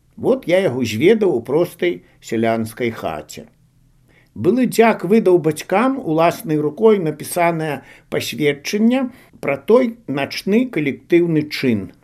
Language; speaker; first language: Belarusian; native; Belarusian